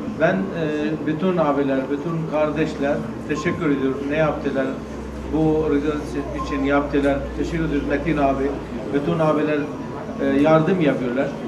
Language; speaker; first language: Turkish; non-native, learner; Arabic